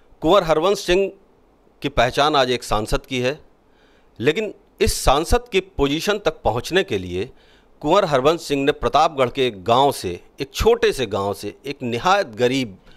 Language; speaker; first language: Hindi; native; Hindi